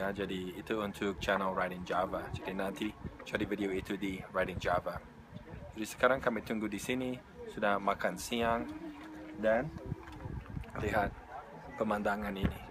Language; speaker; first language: Indonesian; non-native, fluent; English